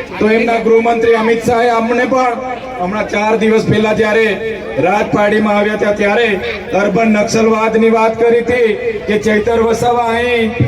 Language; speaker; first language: Gujarati; non-native, local second language; Vasavi